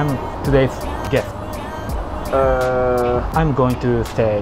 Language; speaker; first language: English; non-native, learner; Japanese